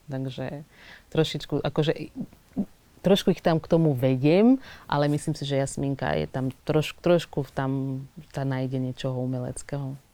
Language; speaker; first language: Slovak; early bilingual, other home language; Portuguese